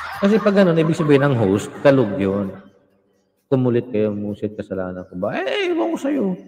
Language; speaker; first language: Filipino; non-native, local second language; Hiligaynon